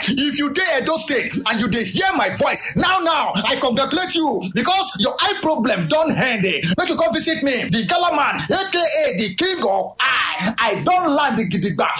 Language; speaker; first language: Nigerian Pidgin; native; Nigerian Pidgin